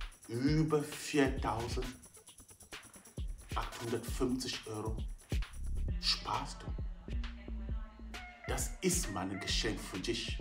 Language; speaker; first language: German; non-native, fluent; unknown